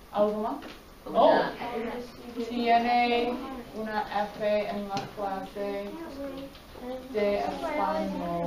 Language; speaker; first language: Spanish; non-native, fluent; English